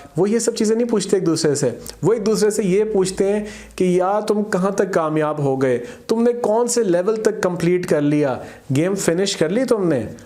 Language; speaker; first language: Urdu; native; Urdu